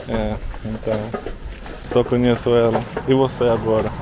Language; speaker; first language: Portuguese; non-native, learner; Russian